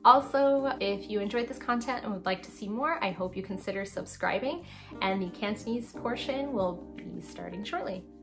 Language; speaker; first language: English; early bilingual, other home language; Cantonese